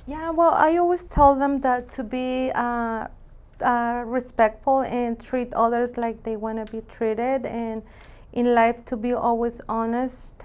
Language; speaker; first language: English; non-native, fluent; Spanish